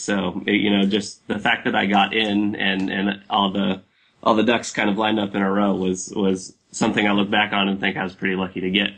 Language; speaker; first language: English; native; English